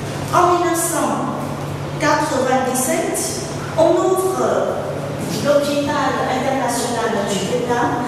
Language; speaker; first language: French; non-native, fluent; Vietnamese